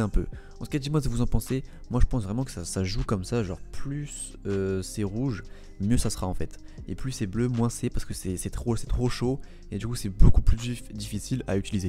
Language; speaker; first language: French; native; French